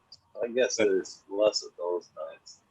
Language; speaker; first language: English; native; English